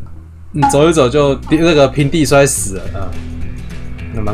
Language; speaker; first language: Chinese; native; Chinese